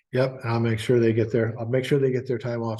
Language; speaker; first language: English; native; English